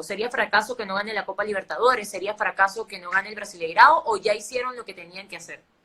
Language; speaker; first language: Spanish; native; Spanish